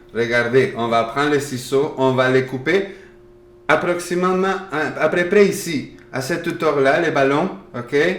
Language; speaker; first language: French; non-native, fluent; Spanish